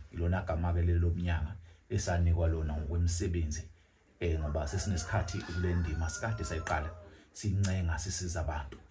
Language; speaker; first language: Zulu; native; Zulu